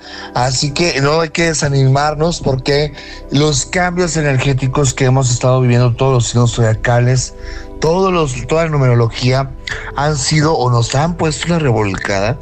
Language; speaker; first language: Spanish; native; Spanish